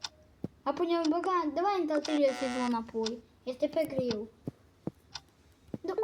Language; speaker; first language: Romanian; early bilingual, heritage; Romanian